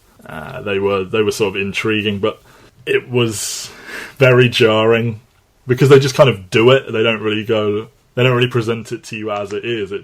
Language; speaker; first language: English; native; English